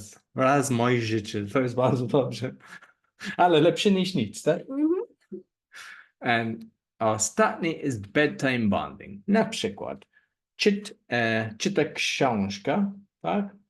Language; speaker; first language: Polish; non-native, learner; English